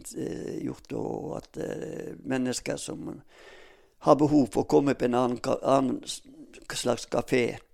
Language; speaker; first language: Norwegian; native; Norwegian